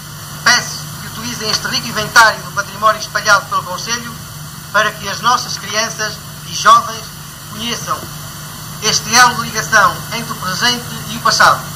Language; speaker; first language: Portuguese; native; Portuguese